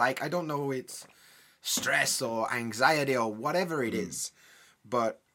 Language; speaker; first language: English; native; English